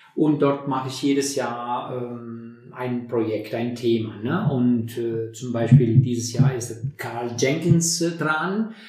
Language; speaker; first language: German; non-native, fluent; Albanian